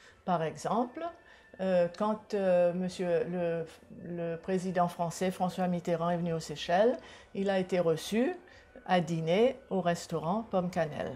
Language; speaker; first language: French; non-native, local second language; Seselwa Creole French